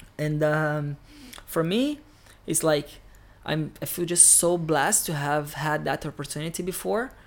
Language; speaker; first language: English; non-native, fluent; Portuguese